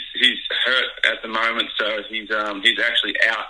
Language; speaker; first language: English; native; English